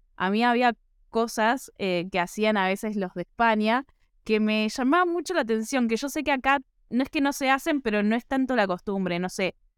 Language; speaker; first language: Spanish; native; Spanish